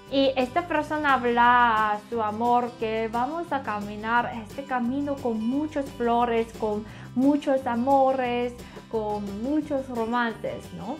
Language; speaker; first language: Spanish; non-native, learner; Korean